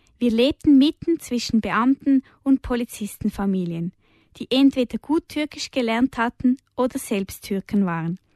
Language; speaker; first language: German; native; German